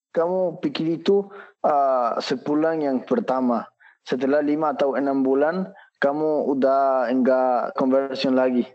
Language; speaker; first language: Indonesian; non-native, learner; Spanish